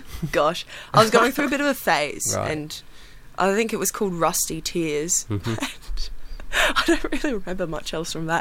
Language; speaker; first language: English; native; English